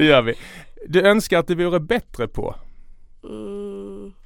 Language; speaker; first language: Swedish; native; Swedish